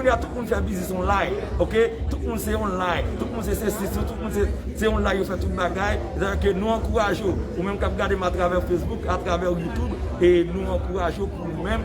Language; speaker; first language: French; non-native, local second language; Haitian Creole